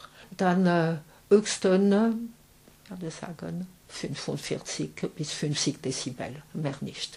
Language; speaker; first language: German; non-native, fluent; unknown